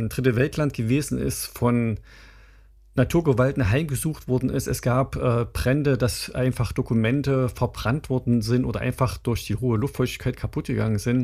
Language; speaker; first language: German; native; German